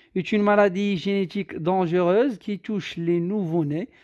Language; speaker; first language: French; non-native, local second language; Arabic